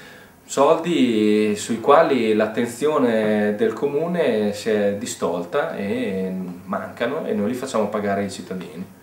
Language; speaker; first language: Italian; native; Italian